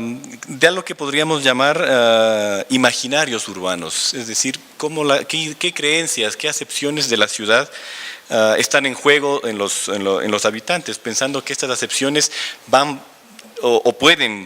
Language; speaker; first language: Spanish; native; Spanish